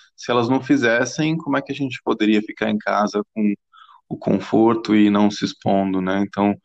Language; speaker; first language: Portuguese; non-native, fluent; English